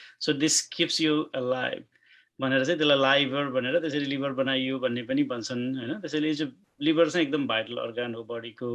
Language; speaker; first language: Nepali; native; Nepali